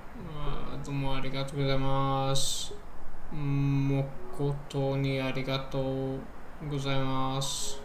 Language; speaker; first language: Japanese; non-native, learner; English